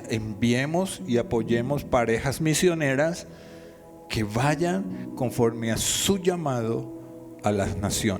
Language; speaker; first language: Spanish; native; Spanish